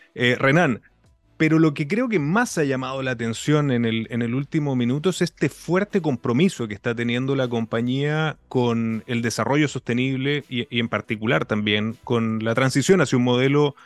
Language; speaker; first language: Spanish; native; Spanish